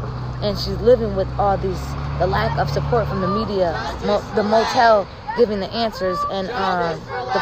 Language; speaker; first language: English; native; English